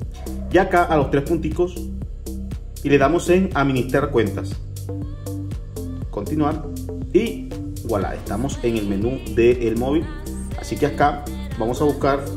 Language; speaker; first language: Spanish; native; Spanish